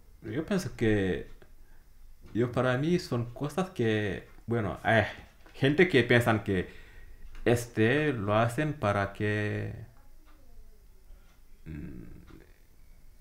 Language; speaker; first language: Spanish; non-native, fluent; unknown